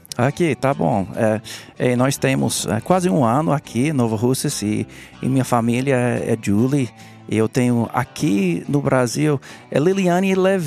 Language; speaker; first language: Portuguese; non-native, learner; English